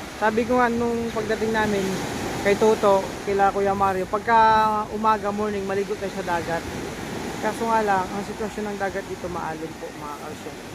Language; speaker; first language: Filipino; non-native, local second language; Bikol